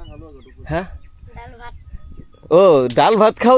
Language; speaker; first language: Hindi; non-native, learner; Bangla